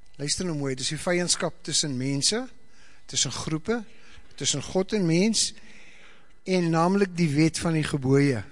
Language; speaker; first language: Afrikaans; native; Afrikaans